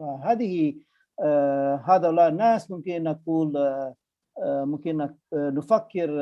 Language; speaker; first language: Arabic; non-native, fluent; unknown